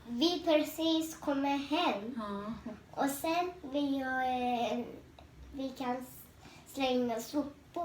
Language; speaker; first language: Swedish; early bilingual, other home language; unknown